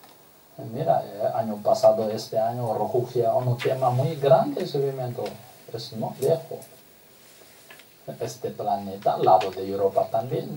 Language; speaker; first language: Spanish; non-native, learner; Tibetan